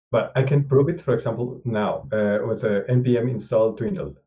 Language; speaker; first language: English; non-native, learner; Spanish